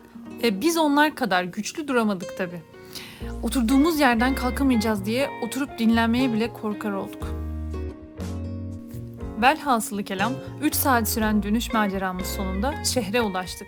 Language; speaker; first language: Turkish; native; Turkish